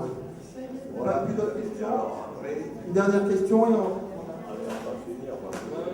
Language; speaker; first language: French; native; French